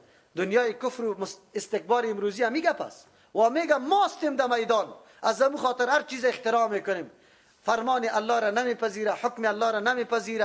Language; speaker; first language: Persian; native; Persian